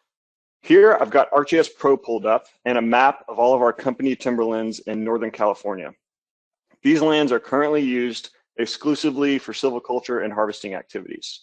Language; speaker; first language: English; native; English